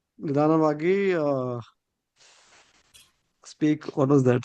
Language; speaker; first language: Kannada; non-native, learner; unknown